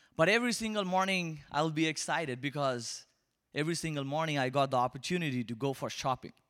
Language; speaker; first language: English; non-native, local second language; Bangla